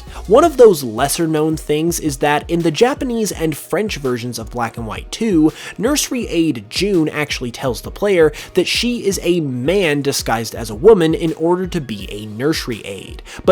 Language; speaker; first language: English; native; English